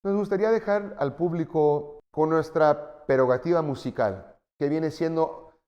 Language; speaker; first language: Spanish; early bilingual, heritage; Spanish